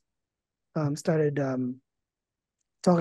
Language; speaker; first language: English; non-native, local second language; Filipino